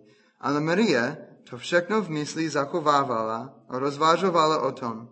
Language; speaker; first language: Czech; non-native, fluent; English